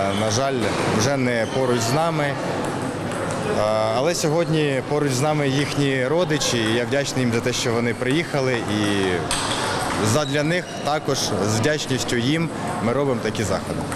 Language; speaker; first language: Ukrainian; native; Ukrainian